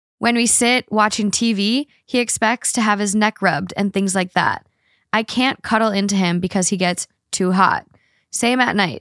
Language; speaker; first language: English; native; English